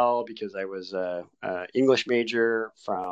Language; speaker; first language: English; native; English